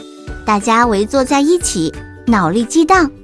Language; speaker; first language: Chinese; native; Chinese